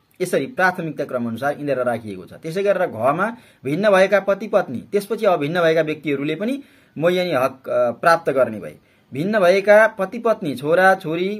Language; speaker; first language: Nepali; native; Nepali